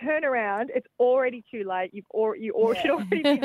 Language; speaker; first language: English; native; English